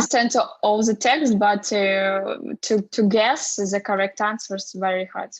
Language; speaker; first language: English; non-native, fluent; Russian